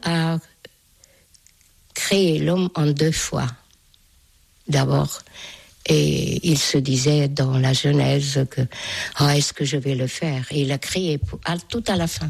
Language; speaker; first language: French; non-native, fluent; Hungarian